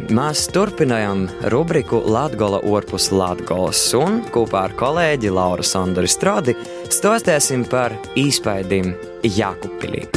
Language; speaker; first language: Latvian; native; Latvian